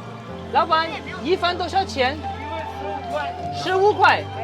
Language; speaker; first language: Chinese; non-native, fluent; Urdu